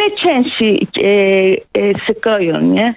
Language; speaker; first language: Polish; non-native, fluent; Spanish